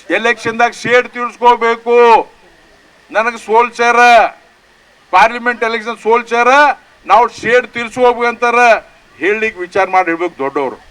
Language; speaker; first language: Kannada; non-native, local second language; Lambadi